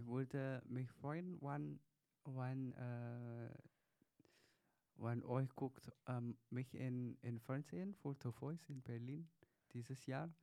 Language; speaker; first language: German; non-native, learner; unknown